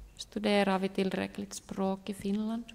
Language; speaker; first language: Swedish; non-native, local second language; Finnish